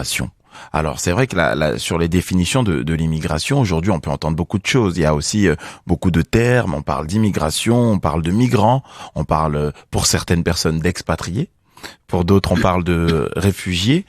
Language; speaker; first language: French; native; French